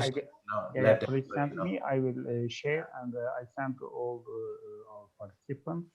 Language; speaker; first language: English; non-native, fluent; Turkish